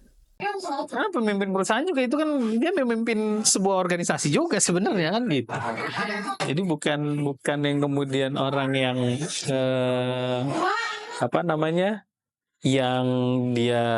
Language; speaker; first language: Indonesian; native; Indonesian